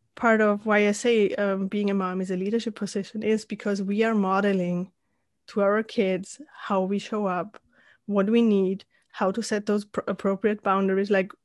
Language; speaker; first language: English; non-native, fluent; German